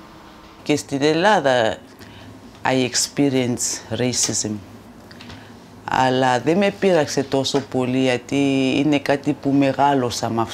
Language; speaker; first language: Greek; non-native, fluent; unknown